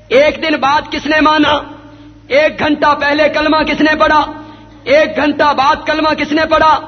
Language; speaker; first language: Urdu; non-native, local second language; Punjabi